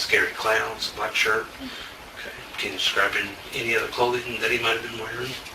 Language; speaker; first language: English; native; English